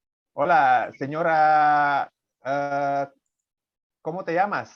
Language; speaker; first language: Spanish; non-native, learner; Indonesian